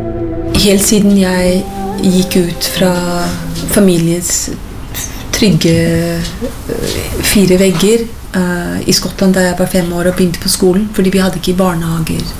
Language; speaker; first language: Norwegian; non-native, fluent; English